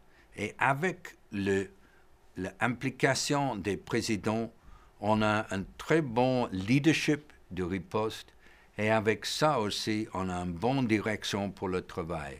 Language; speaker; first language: French; non-native, fluent; English